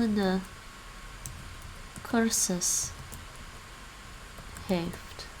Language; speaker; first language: Dutch; non-native, learner; English